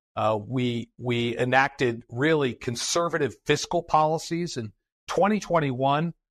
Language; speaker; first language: English; native; English